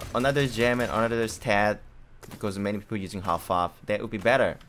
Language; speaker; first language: English; non-native, learner; Korean